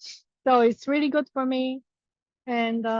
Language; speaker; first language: English; non-native, learner; Chinese